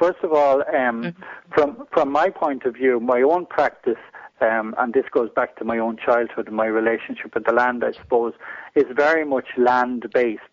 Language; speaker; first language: English; native; English